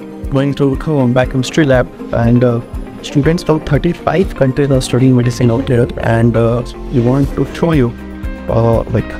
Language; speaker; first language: English; non-native, local second language; Hindi